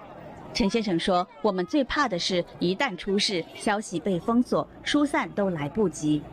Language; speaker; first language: Chinese; native; Chinese